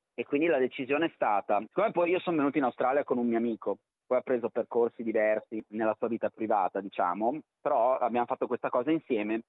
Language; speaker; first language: Italian; native; Italian